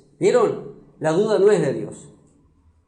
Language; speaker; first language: Spanish; native; Spanish